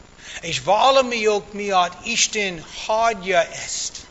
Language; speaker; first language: Hungarian; early bilingual, heritage; English